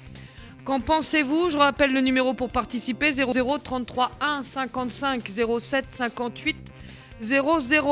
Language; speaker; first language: French; native; French